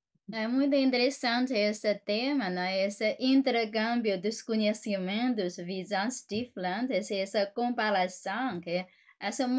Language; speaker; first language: Portuguese; non-native, fluent; Chinese